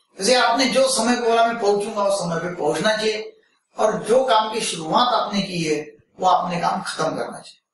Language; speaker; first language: Hindi; non-native, local second language; Marathi